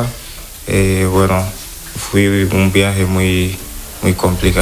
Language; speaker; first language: Spanish; non-native, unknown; Wolof